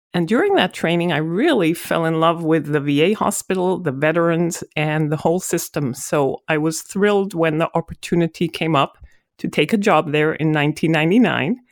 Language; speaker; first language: English; non-native, fluent; Hebrew